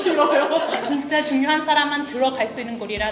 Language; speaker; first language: Korean; non-native, learner; Vietnamese